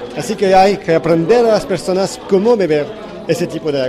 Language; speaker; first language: Spanish; non-native, learner; French